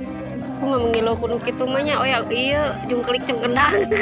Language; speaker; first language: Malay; non-native, local second language; Sundanese